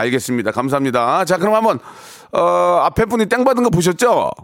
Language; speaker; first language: Korean; native; Korean